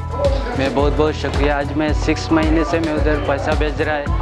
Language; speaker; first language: Hindi; non-native, local second language; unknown